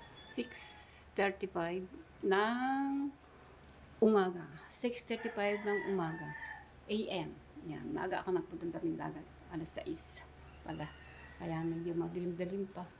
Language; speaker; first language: Filipino; native; Filipino